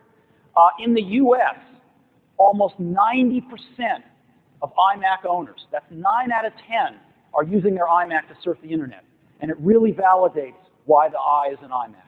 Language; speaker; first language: English; native; English